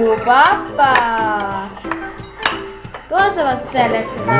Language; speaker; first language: German; early bilingual, other home language; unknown